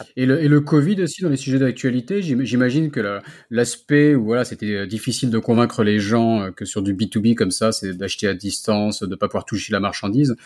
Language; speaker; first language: French; native; French